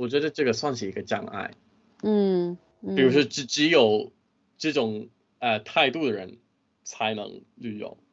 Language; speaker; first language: Chinese; non-native, fluent; English